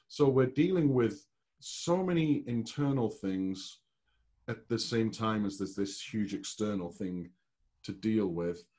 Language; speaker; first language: English; native; English